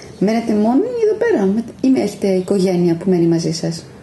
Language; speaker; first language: Greek; native; Greek